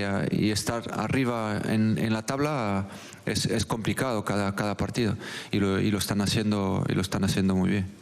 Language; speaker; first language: Spanish; non-native, local second language; French